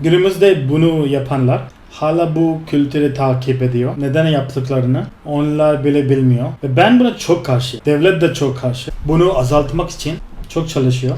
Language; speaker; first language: Turkish; non-native, fluent; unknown